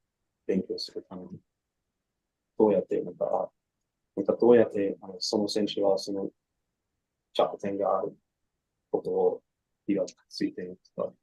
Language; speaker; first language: Japanese; non-native, learner; English